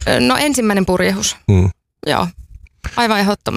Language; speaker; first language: Finnish; native; Finnish